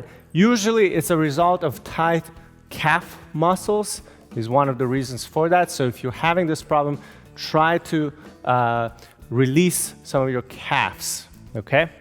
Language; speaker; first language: English; native; English